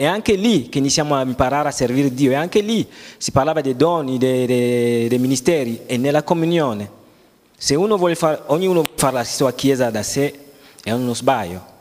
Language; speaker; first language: Italian; non-native, fluent; French